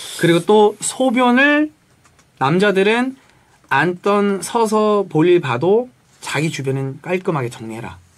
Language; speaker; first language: Korean; early bilingual, heritage; Korean